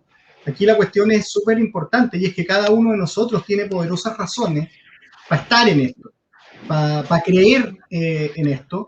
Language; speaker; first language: Spanish; native; Spanish